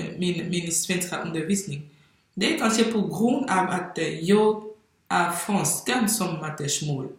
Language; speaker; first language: Swedish; non-native, fluent; French